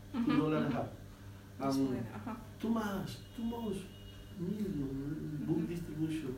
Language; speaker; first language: English; non-native, learner; Spanish